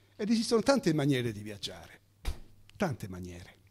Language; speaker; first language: Italian; native; Italian